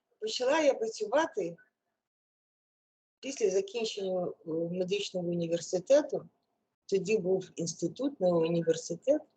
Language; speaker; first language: Ukrainian; non-native, local second language; Russian